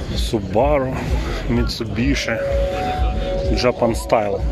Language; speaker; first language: English; non-native, learner; Russian